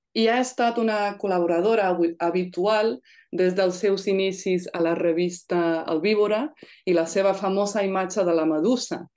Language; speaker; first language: Catalan; non-native, fluent; English